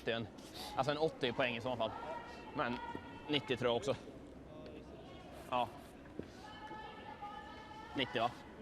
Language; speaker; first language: Swedish; native; Swedish